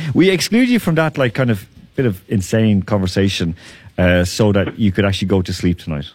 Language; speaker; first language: English; native; English